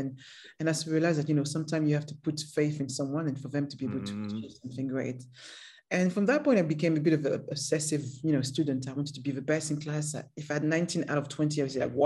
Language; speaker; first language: English; non-native, fluent; French